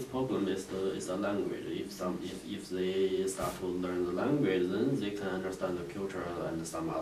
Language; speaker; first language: English; non-native, learner; Chinese